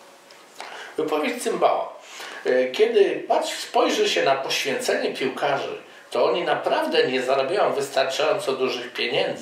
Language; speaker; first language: Polish; native; Polish